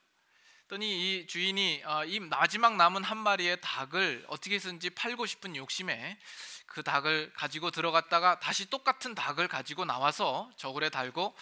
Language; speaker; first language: Korean; native; Korean